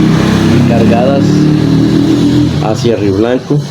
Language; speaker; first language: Spanish; native; Spanish